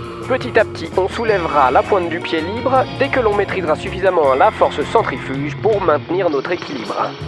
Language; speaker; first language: French; native; French